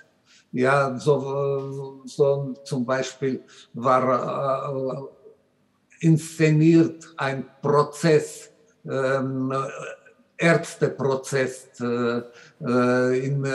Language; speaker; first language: German; non-native, learner; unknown